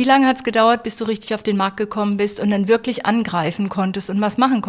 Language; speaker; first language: German; native; German